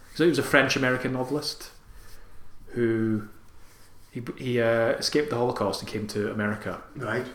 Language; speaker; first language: English; native; English